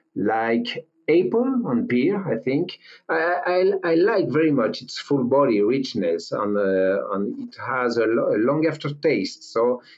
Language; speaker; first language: English; non-native, learner; French